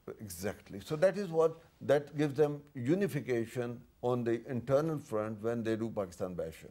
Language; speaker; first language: English; non-native, local second language; Urdu